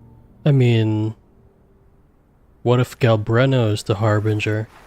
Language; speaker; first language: English; native; English